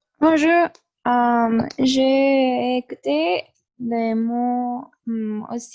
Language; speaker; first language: French; non-native, learner; Spanish